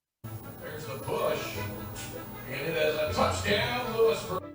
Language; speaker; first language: English; native; English